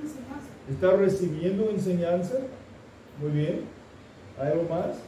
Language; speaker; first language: Spanish; non-native, fluent; English